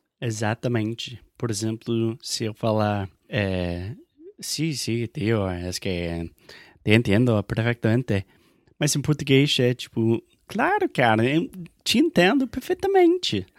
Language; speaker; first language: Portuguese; non-native, fluent; English